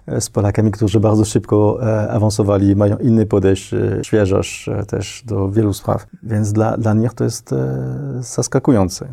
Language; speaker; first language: Polish; non-native, fluent; French